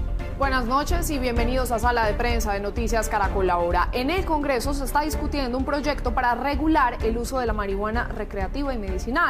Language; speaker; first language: Spanish; native; Spanish